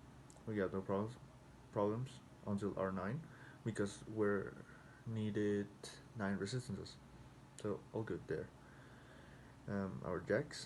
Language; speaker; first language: English; non-native, fluent; Spanish